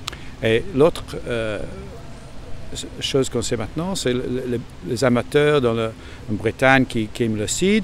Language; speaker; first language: French; non-native, fluent; English